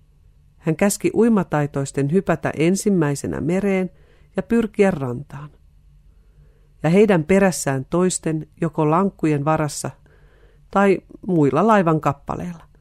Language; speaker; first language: Finnish; native; Finnish